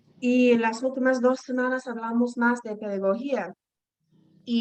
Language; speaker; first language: Spanish; non-native, fluent; English